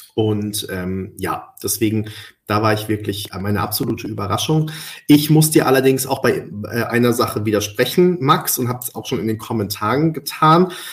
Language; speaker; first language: German; early bilingual, other home language; Spanish